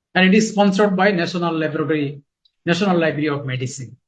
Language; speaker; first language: English; non-native, local second language; Bangla